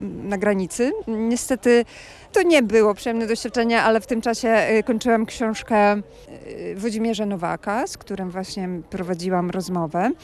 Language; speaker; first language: Polish; non-native, fluent; Ukrainian